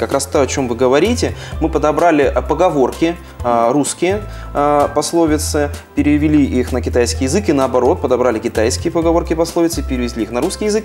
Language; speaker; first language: Russian; native; Russian